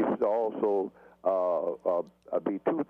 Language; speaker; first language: English; native; English